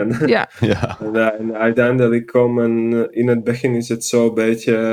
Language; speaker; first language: Dutch; non-native, fluent; Slovak